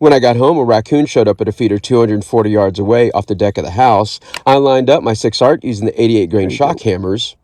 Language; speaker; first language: English; native; English